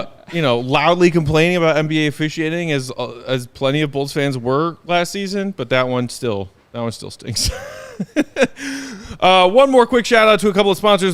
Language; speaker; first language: English; native; English